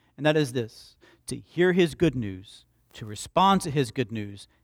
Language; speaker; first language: English; native; English